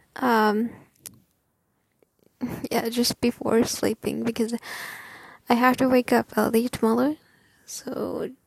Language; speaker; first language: English; non-native, learner; Japanese